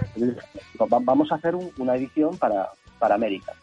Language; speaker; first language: Spanish; native; Spanish